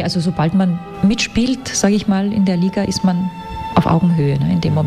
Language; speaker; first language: German; native; German